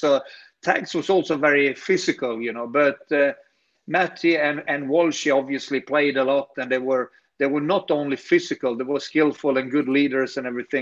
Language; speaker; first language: English; non-native, fluent; Swedish